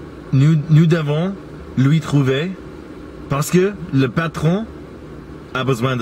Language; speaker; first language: French; non-native, learner; English